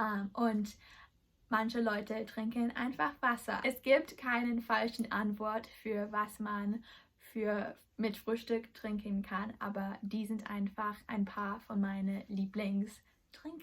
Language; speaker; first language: German; non-native, learner; English